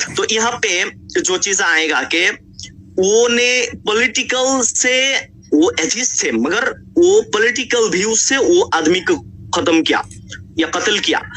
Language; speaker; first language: Urdu; non-native, learner; Bangla